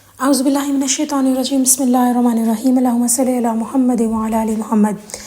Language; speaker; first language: Urdu; native; Urdu